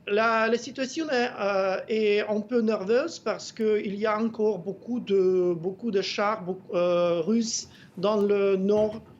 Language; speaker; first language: French; non-native, fluent; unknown